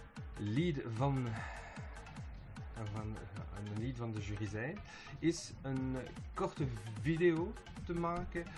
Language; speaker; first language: Dutch; non-native, local second language; French